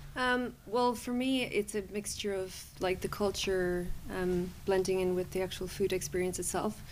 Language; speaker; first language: English; native; English